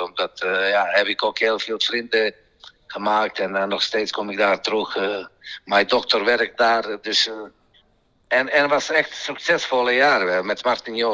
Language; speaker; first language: Dutch; non-native, fluent; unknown